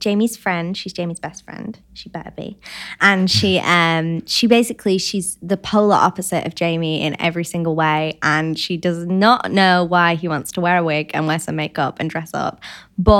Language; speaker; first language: English; native; English